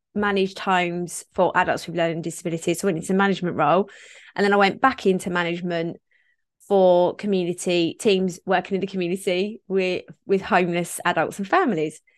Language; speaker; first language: English; native; English